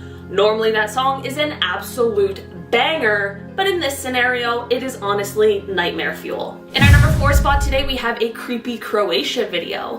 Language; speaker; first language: English; native; English